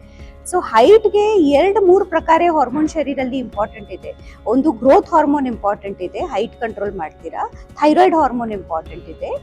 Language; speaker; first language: Kannada; non-native, fluent; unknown